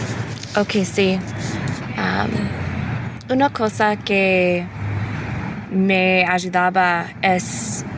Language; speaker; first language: Spanish; early bilingual, heritage; English